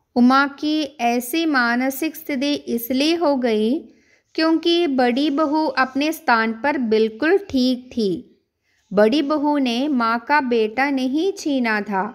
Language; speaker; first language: Hindi; non-native, local second language; Malayalam